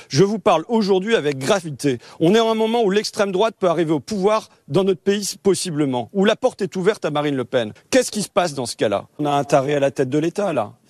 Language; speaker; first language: French; native; French